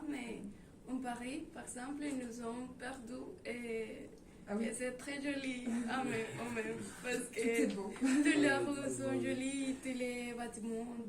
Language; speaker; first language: French; non-native, learner; Spanish